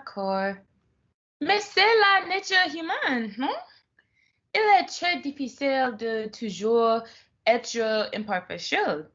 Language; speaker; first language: French; non-native, learner; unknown